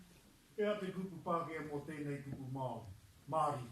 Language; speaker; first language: Māori; non-native, local second language; English